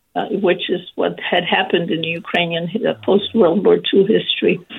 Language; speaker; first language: English; early bilingual, other home language; Ukrainian